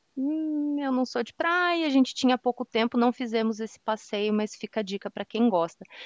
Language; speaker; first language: Portuguese; native; Portuguese